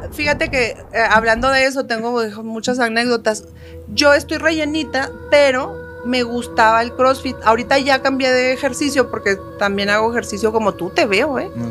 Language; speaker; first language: Spanish; native; Spanish